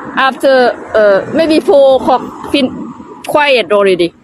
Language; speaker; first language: English; non-native, learner; Thai